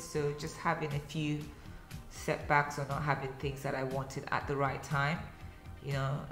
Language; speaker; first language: English; early bilingual, other home language; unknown